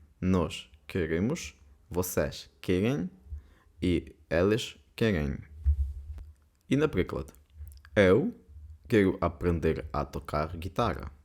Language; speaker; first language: Portuguese; non-native, fluent; Ukrainian